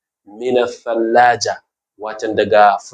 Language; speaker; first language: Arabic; non-native, fluent; Hausa